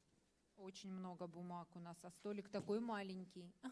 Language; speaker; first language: Russian; native; Russian